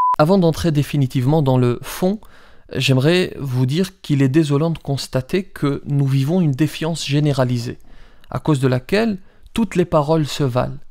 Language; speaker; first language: French; early bilingual, other home language; Riffian